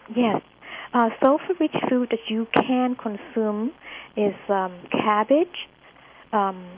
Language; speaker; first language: English; early bilingual, other home language; Vietnamese